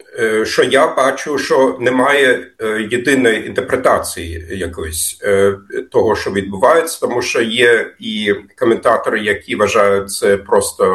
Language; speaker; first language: Ukrainian; non-native, fluent; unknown